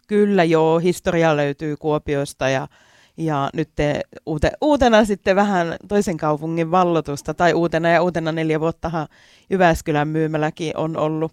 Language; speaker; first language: Finnish; native; Finnish